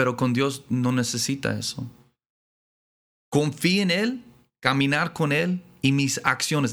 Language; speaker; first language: Spanish; non-native, learner; English